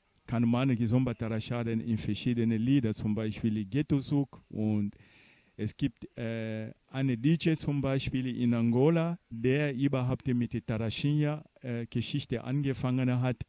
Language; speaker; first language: German; non-native, fluent; Portuguese